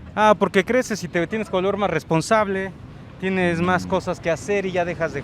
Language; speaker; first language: Spanish; native; Spanish